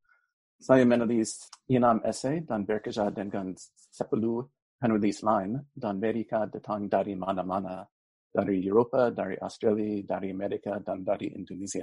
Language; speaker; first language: Indonesian; non-native, fluent; English